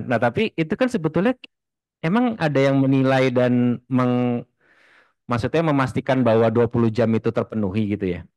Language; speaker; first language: Indonesian; native; Indonesian